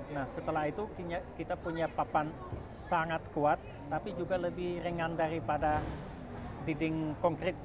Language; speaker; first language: Indonesian; non-native, fluent; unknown